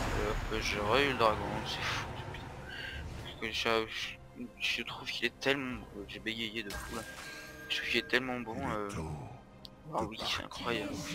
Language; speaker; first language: French; native; French